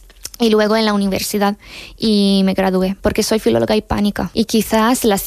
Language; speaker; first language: Spanish; non-native, fluent; Hungarian